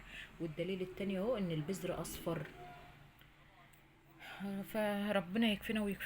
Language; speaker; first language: Arabic; native; Arabic